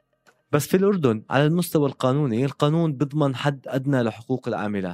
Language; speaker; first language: Arabic; native; Arabic